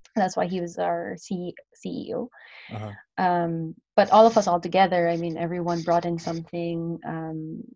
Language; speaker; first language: English; non-native, local second language; Filipino